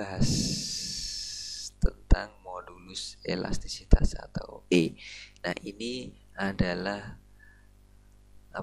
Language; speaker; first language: Indonesian; native; Indonesian